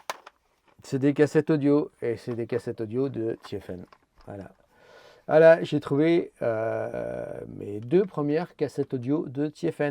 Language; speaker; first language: French; native; French